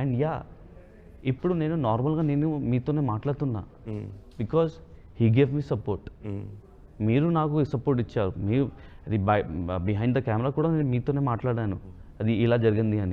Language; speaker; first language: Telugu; non-native, local second language; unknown